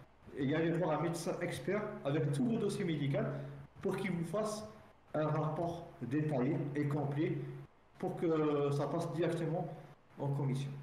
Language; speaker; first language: French; native; French